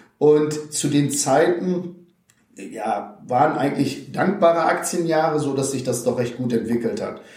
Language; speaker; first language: German; native; German